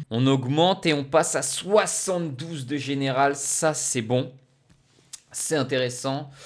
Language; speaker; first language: French; native; French